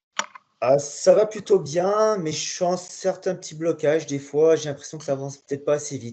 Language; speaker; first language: French; native; French